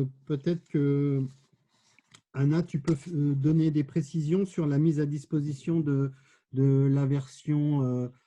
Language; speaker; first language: French; native; French